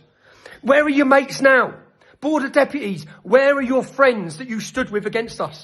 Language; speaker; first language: English; native; English